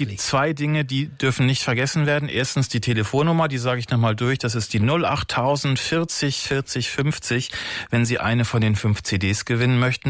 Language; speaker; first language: German; native; German